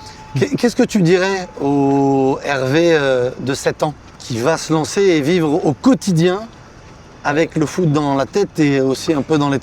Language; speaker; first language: French; native; French